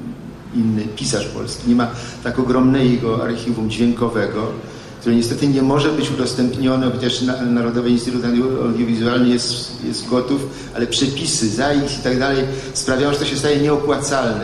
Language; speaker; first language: Polish; native; Polish